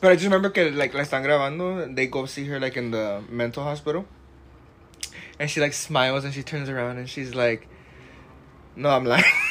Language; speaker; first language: English; early bilingual, other home language; Spanish